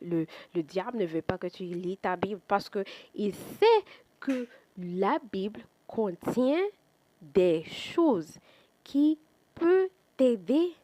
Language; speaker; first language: French; non-native, fluent; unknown